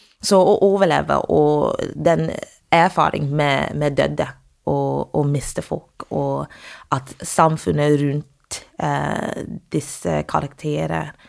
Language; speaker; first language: Norwegian; non-native, fluent; English